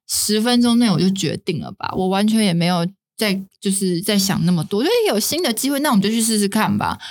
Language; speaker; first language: Chinese; native; Chinese